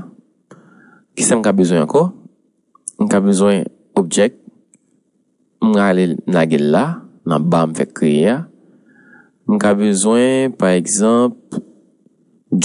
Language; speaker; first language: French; non-native, local second language; Haitian Creole